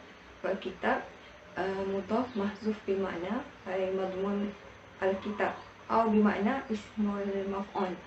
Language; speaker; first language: Arabic; non-native, learner; Malay